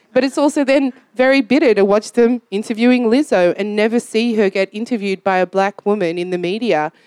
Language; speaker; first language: English; native; English